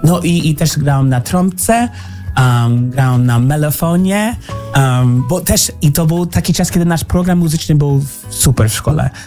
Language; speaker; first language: Polish; early bilingual, heritage; Polish